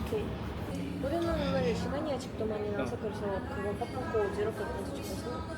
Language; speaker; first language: Korean; non-native, learner; Russian